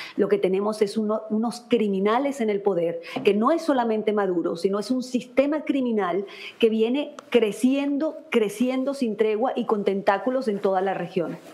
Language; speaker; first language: Spanish; native; Spanish